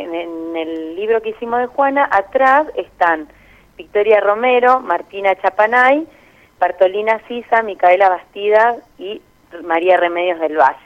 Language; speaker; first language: Spanish; native; Spanish